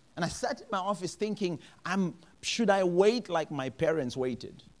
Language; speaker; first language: English; non-native, local second language; Shona